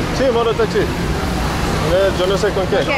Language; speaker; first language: Spanish; non-native, learner; English